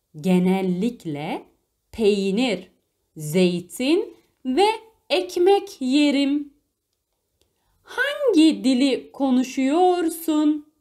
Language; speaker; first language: Turkish; non-native, fluent; Arabic